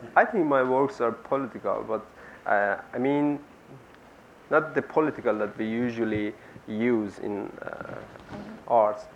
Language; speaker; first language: English; non-native, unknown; Persian